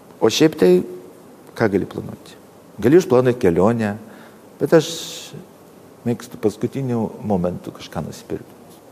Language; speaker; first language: Lithuanian; native; Lithuanian